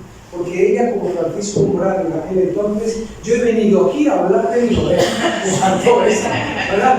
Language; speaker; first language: Spanish; non-native, fluent; Arabic